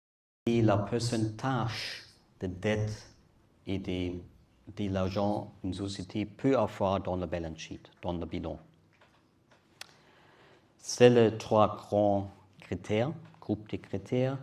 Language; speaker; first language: French; non-native, learner; German